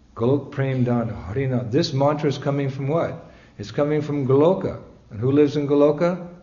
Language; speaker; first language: English; native; English